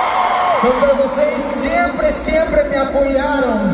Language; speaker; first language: Portuguese; non-native, fluent; Spanish